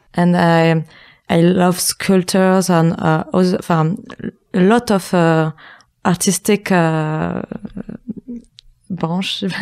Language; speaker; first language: English; non-native, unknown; French